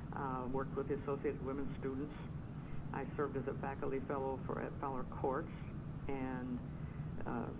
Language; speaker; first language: English; native; English